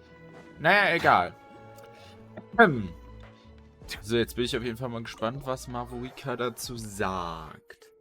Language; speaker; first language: German; native; German